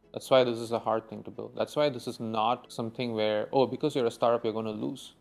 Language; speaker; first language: English; non-native, local second language; Tamil